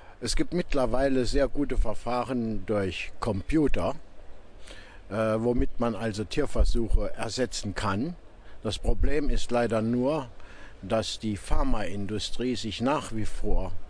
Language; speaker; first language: German; native; German